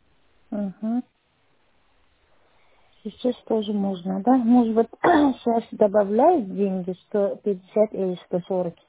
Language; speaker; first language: Russian; non-native, learner; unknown